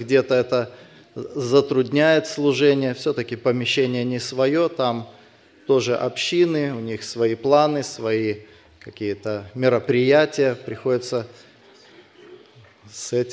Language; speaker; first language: Russian; native; Russian